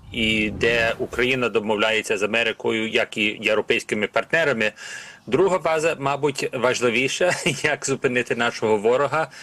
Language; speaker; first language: Ukrainian; early bilingual, heritage; Ukrainian